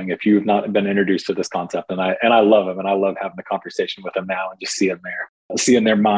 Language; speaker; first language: English; native; English